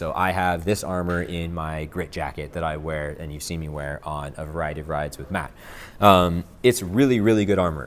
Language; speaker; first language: English; native; English